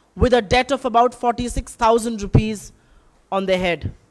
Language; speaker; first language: English; non-native, local second language; Hindi